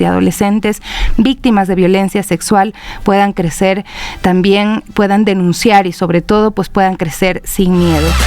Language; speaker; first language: Spanish; native; Spanish